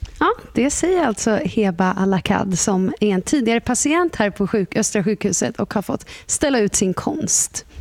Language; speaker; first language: Swedish; native; Swedish